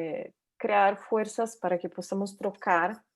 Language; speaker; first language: Spanish; non-native, learner; Portuguese